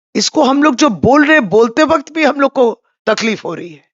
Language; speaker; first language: Hindi; non-native, local second language; Bangla